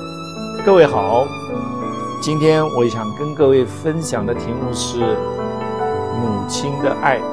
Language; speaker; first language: Chinese; native; Chinese